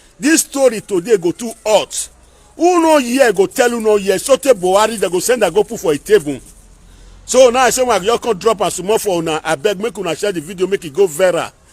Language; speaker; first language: Nigerian Pidgin; non-native, local second language; Bini